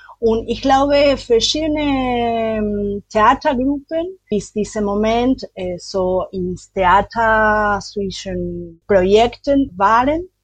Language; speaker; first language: German; non-native, learner; Spanish